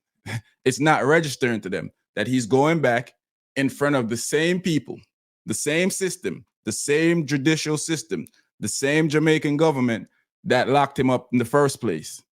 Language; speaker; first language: English; native; English